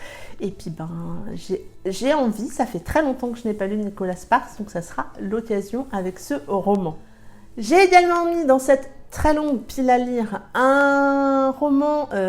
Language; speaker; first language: French; native; French